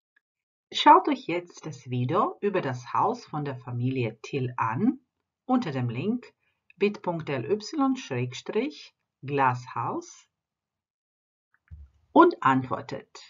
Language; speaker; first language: German; non-native, fluent; Croatian